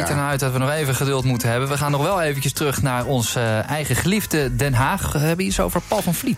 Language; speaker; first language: Dutch; native; Dutch